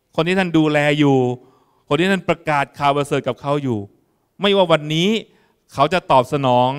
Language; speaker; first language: Thai; native; Thai